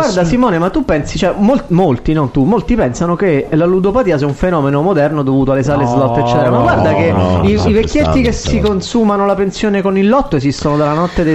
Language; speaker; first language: Italian; native; Italian